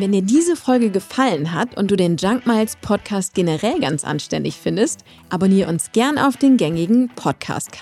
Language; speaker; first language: German; native; German